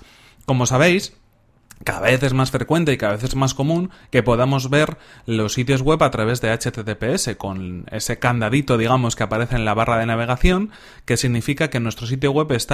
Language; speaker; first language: Spanish; native; Spanish